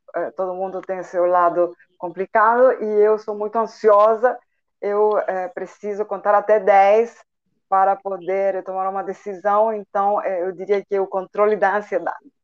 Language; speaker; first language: Portuguese; non-native, fluent; Spanish